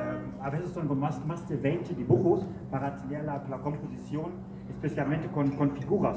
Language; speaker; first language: Spanish; non-native, learner; German